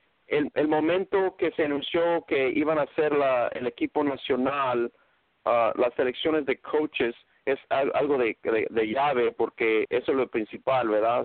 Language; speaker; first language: Spanish; early bilingual, heritage; Spanish